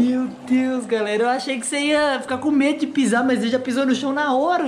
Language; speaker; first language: Portuguese; native; Portuguese